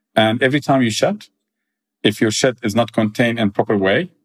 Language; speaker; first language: English; non-native, fluent; Arabic